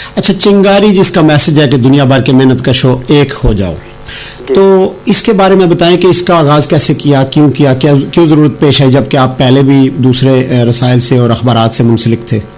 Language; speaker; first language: Urdu; native; Urdu